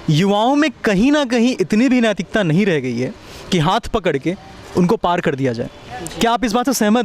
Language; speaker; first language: Hindi; native; Hindi